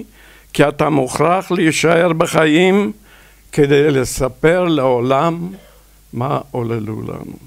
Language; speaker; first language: Hebrew; non-native, fluent; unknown